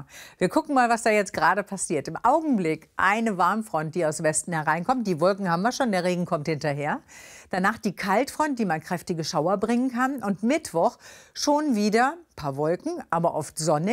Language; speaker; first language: German; native; German